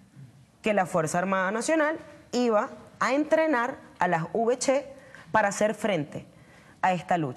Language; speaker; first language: Spanish; native; Spanish